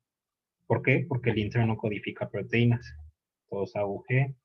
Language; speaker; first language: Spanish; native; Spanish